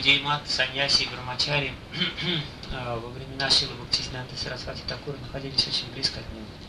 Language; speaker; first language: Russian; native; Russian